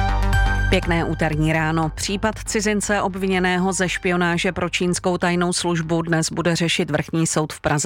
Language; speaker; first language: Czech; native; Czech